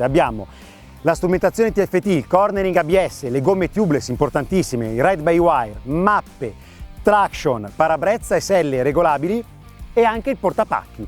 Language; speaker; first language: Italian; native; Italian